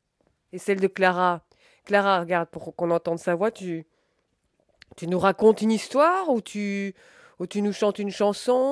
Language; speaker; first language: French; native; French